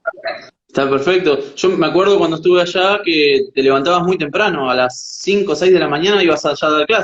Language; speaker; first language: Spanish; native; Spanish